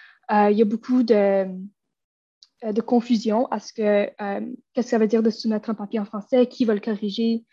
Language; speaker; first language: French; native; French